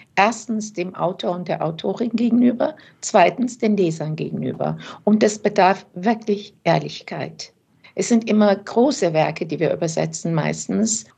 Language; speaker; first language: German; early bilingual, other home language; Turkish